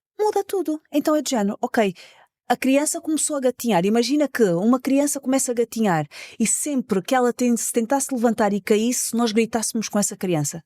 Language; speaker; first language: Portuguese; native; Portuguese